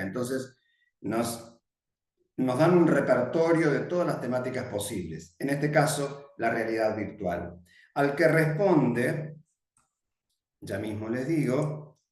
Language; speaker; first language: Spanish; native; Spanish